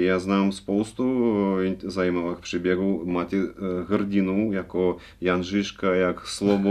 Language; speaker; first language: Czech; non-native, learner; Russian